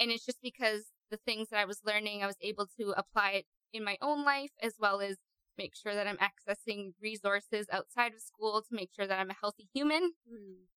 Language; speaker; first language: English; native; English